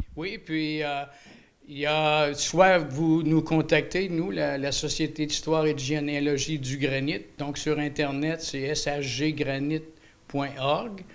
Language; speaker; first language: French; native; French